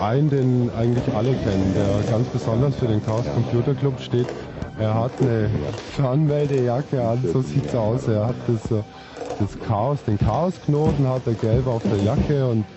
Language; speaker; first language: German; native; German